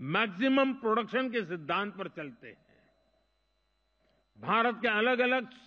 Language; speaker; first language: Hindi; non-native, local second language; Gujarati